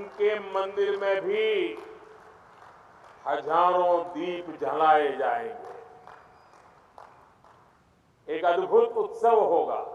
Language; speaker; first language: Hindi; non-native, local second language; Gujarati